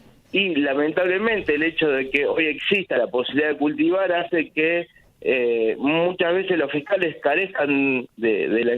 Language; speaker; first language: Spanish; native; Spanish